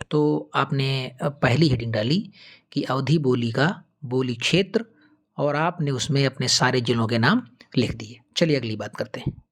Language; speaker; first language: Hindi; native; Hindi